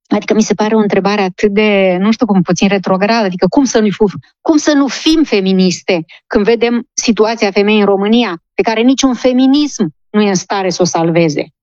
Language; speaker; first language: Romanian; native; Romanian